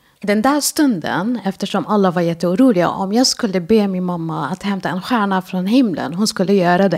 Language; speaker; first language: Swedish; non-native, fluent; Arabic